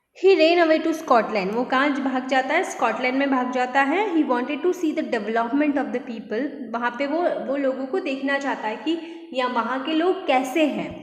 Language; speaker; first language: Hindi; non-native, local second language; Gujarati